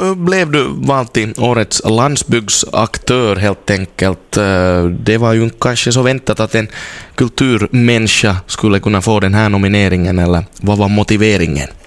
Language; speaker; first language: Swedish; native; Swedish